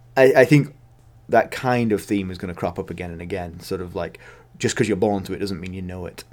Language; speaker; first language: English; native; English